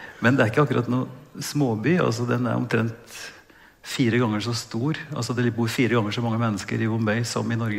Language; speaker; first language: Norwegian; native; Norwegian